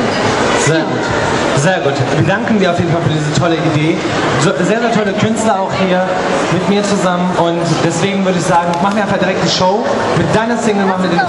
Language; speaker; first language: German; native; German